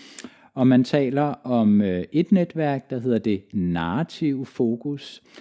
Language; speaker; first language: Danish; native; Danish